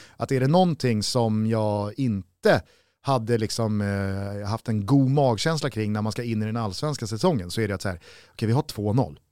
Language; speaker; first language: Swedish; native; Swedish